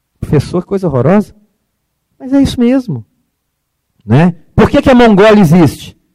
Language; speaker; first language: Portuguese; early bilingual, other home language; Arabic